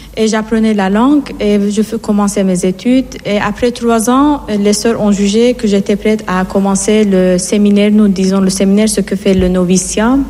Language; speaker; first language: French; non-native, fluent; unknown